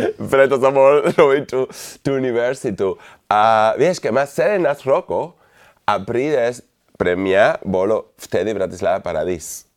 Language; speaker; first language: Slovak; non-native, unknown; Spanish